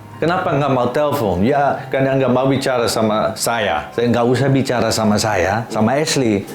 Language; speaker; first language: Indonesian; non-native, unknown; Dutch